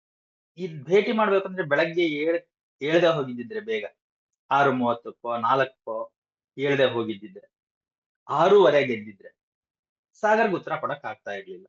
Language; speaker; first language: Kannada; native; Kannada